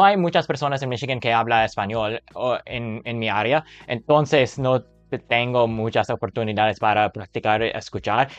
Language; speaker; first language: Spanish; non-native, learner; English